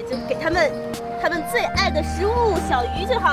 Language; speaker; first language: Chinese; native; Chinese